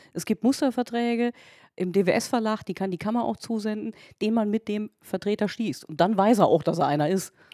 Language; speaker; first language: German; native; German